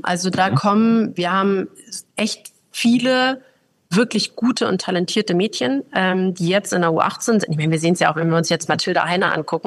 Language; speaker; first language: German; native; German